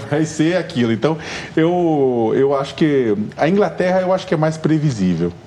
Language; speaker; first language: Portuguese; native; Portuguese